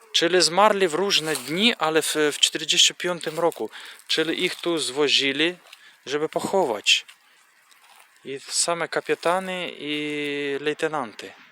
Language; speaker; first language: Polish; non-native, fluent; Ukrainian